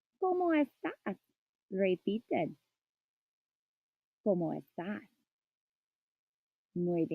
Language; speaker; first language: Spanish; non-native, learner; English